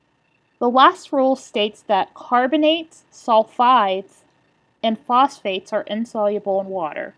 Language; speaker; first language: English; native; English